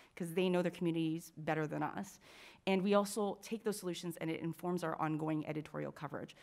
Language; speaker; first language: English; native; English